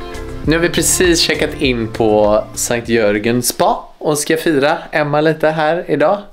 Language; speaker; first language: Swedish; native; Swedish